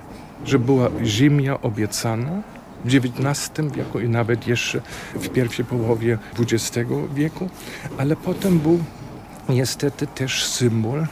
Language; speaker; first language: Polish; non-native, fluent; German